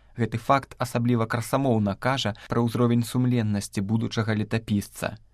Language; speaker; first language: Belarusian; native; Belarusian